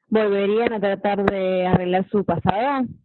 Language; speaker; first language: Spanish; native; Spanish